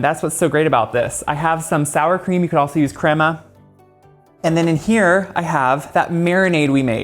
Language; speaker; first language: English; native; English